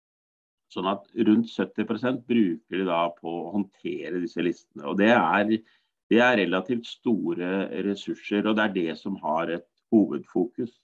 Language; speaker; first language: Norwegian; native; Norwegian